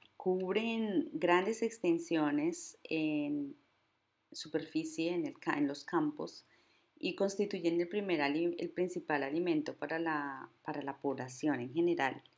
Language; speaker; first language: Spanish; native; Spanish